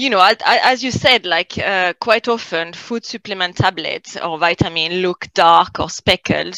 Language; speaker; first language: English; non-native, fluent; French